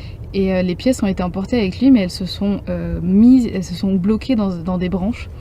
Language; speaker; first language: French; native; French